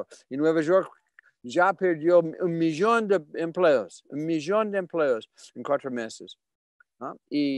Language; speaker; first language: Spanish; non-native, fluent; English